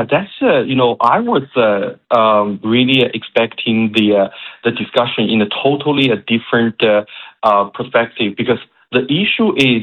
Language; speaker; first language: English; non-native, fluent; Chinese